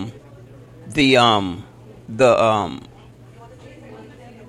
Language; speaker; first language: English; native; English